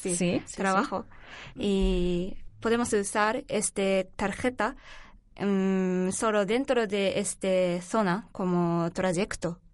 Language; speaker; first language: Spanish; non-native, learner; Japanese